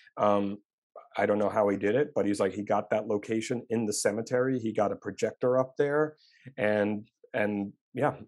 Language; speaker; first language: English; native; English